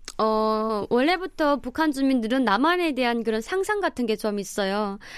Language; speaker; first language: Korean; native; Korean